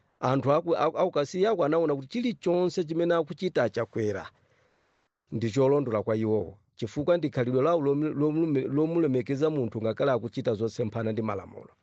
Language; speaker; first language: Nyanja; non-native, local second language; Yao